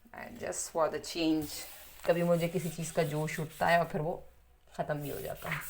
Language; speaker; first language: Urdu; native; Urdu